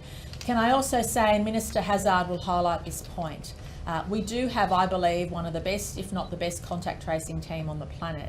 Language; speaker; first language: English; native; English